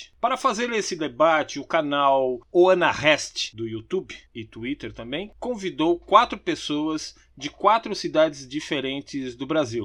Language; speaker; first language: Portuguese; native; Portuguese